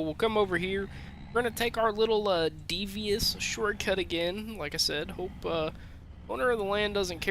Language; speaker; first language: English; native; English